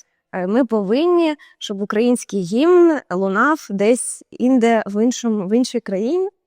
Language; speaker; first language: Ukrainian; native; Ukrainian